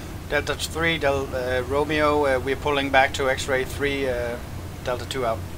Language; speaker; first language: English; non-native, fluent; Danish